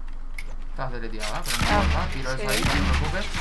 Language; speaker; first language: Spanish; native; Spanish